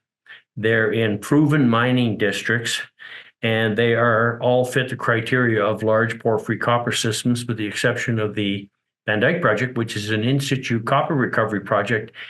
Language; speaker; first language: English; native; English